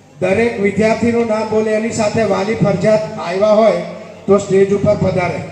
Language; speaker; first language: Gujarati; native; Gujarati